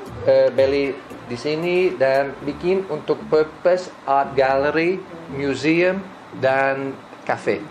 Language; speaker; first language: Indonesian; non-native, learner; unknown